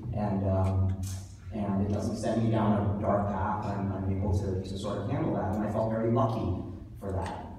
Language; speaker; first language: English; native; English